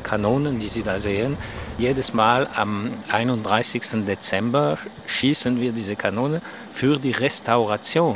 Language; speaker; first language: German; non-native, local second language; French